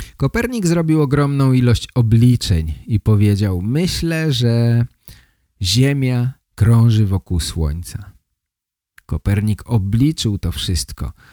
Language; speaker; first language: Polish; native; Polish